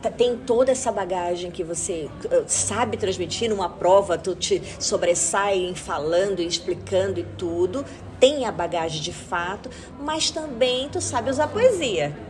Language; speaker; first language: Portuguese; native; Portuguese